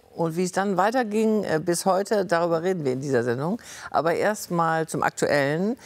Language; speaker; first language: German; native; German